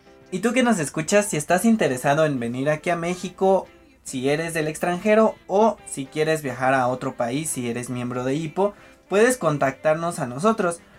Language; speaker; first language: Spanish; native; Spanish